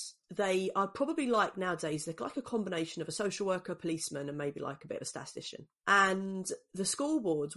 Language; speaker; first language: English; native; English